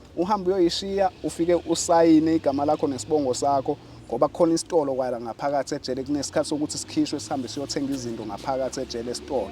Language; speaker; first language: Zulu; native; Zulu